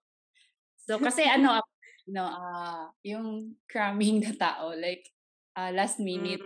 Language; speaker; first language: English; non-native, local second language; Cebuano